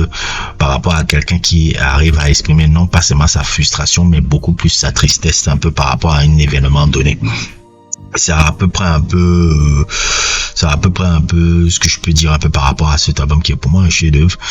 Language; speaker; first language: French; native; French